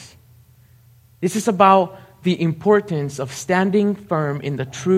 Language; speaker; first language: English; non-native, fluent; Spanish